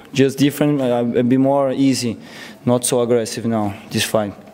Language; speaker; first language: English; non-native, learner; Portuguese